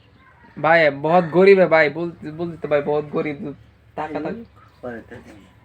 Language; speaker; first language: Hindi; non-native, learner; Bangla